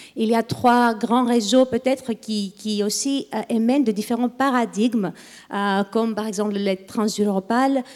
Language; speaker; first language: French; non-native, fluent; Greek